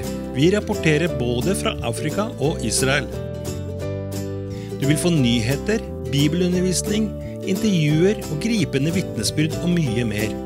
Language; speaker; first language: Norwegian; native; Norwegian